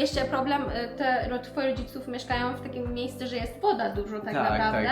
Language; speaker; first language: Polish; non-native, learner; Persian